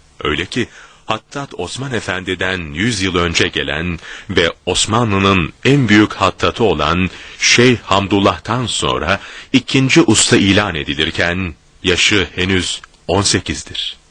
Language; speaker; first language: Turkish; native; Turkish